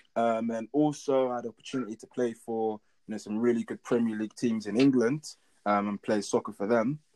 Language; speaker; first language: English; native; English